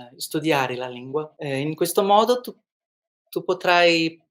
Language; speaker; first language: Italian; non-native, fluent; Portuguese